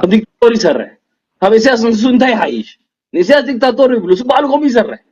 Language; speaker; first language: Tigrinya; early bilingual, heritage; Tigrinya